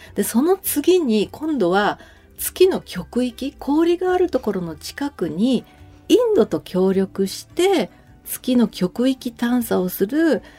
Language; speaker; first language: Japanese; native; Japanese